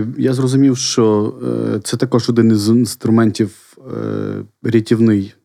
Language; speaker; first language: Ukrainian; non-native, local second language; Russian